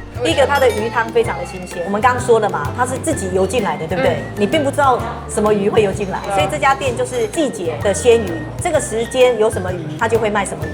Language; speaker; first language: Chinese; native; Chinese